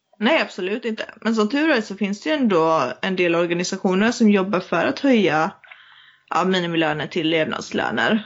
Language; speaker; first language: Swedish; native; Swedish